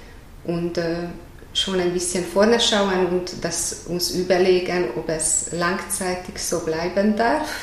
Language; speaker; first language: German; non-native, fluent; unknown